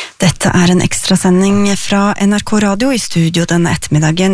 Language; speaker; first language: Norwegian; native; Norwegian